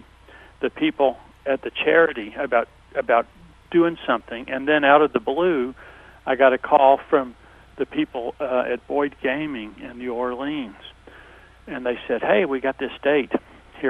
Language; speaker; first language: English; native; English